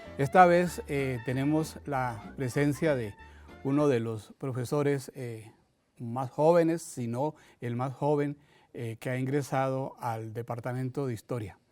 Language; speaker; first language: Spanish; native; Spanish